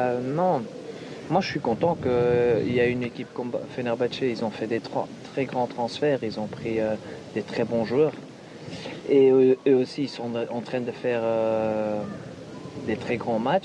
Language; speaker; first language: French; non-native, local second language; Dutch